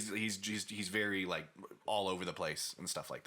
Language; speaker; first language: English; native; English